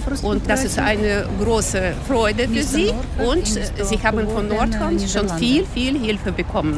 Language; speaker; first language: German; non-native, fluent; Ukrainian